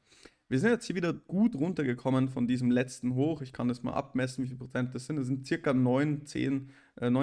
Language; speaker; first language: German; native; German